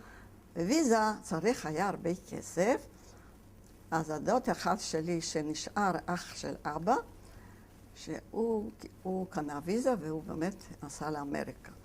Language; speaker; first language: Hebrew; non-native, fluent; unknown